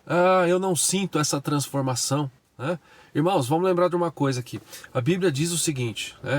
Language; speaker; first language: Portuguese; native; Portuguese